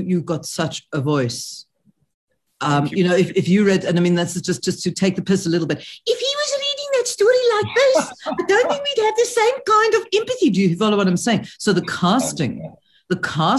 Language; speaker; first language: English; native; English